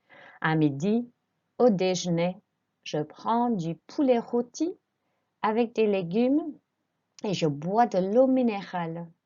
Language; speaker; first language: French; non-native, fluent; English